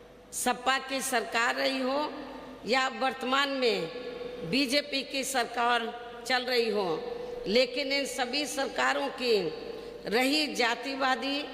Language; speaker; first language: Hindi; native; Hindi